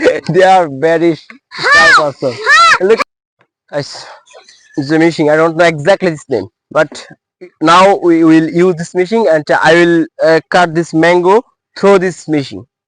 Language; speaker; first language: English; non-native, local second language; Bangla